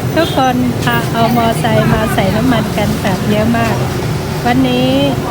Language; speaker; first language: Thai; non-native, fluent; Shan